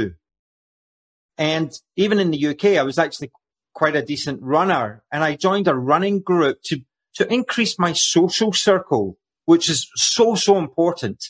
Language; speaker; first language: English; native; English